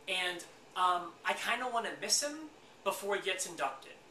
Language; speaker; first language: English; native; English